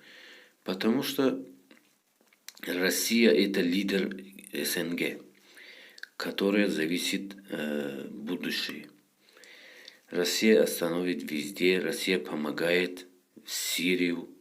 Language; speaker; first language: Russian; non-native, fluent; Tajik